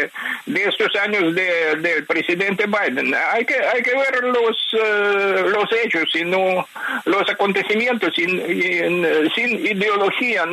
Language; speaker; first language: Spanish; non-native, fluent; Ukrainian